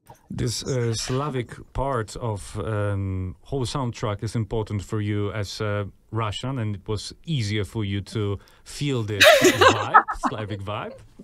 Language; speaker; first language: English; non-native, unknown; Polish